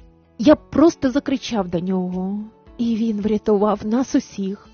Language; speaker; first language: Ukrainian; native; Ukrainian